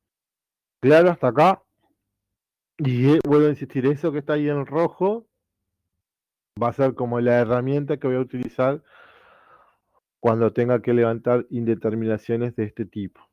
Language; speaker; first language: Spanish; native; Spanish